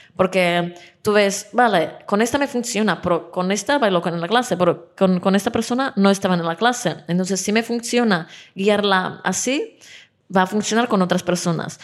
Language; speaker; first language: Spanish; non-native, fluent; Czech